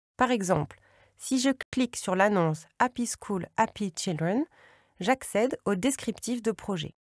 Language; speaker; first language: French; native; French